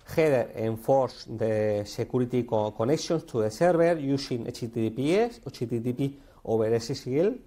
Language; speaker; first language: English; non-native, learner; Spanish